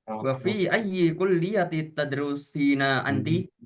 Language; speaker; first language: Arabic; non-native, learner; Indonesian